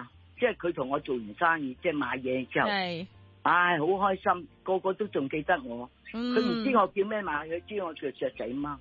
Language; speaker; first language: Cantonese; native; Cantonese